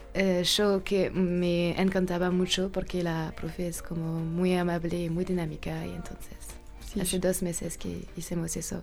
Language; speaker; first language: Spanish; non-native, learner; French